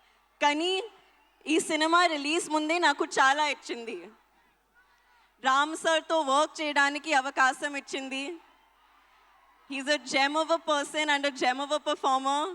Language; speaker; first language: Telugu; non-native, local second language; Hindi